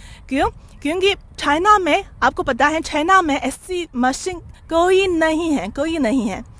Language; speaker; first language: Hindi; non-native, fluent; Chinese